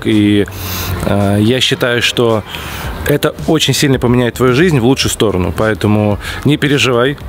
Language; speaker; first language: Russian; native; Russian